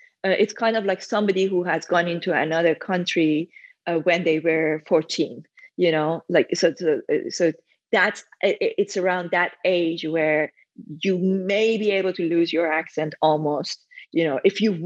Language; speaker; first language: English; non-native, fluent; Persian